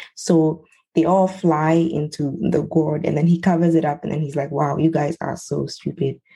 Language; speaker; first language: English; non-native, local second language; Ewe